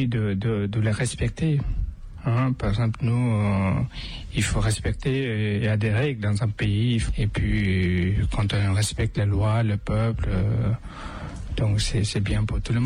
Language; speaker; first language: French; non-native, fluent; Tibetan